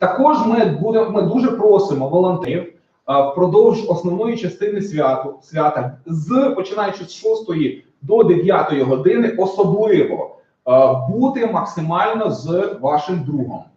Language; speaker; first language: Ukrainian; native; Ukrainian